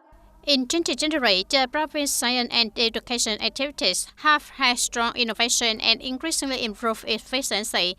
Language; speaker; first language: English; non-native, fluent; Vietnamese